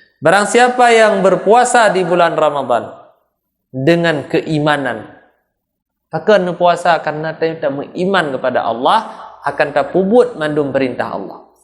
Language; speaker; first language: Malay; non-native, local second language; Achinese